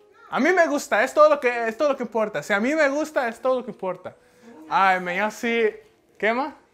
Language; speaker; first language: Spanish; early bilingual, heritage; Spanish